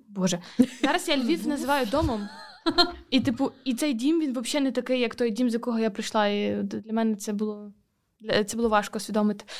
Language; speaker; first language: Ukrainian; native; Ukrainian